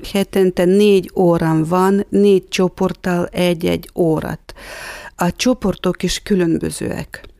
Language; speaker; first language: Hungarian; non-native, fluent; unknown